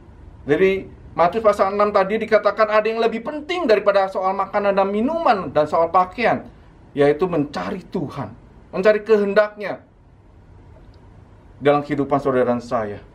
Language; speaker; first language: Indonesian; native; Indonesian